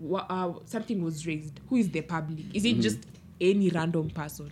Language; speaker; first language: English; non-native, local second language; Luo (Kenya and Tanzania)